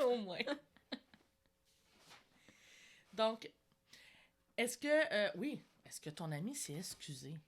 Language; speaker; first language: French; native; French